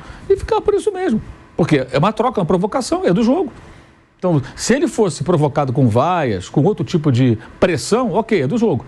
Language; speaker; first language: Portuguese; native; Portuguese